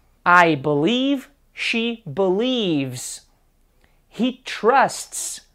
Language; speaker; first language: English; non-native, fluent; Portuguese